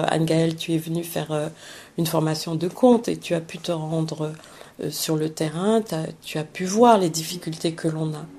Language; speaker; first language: French; early bilingual, other home language; Vietnamese